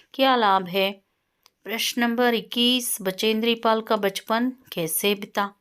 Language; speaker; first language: Hindi; non-native, local second language; Kannada